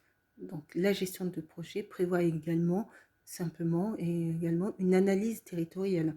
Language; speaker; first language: French; native; French